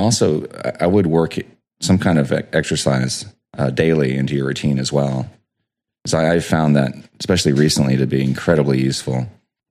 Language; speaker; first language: English; native; English